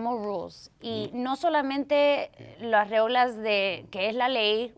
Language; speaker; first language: Spanish; early bilingual, heritage; Spanish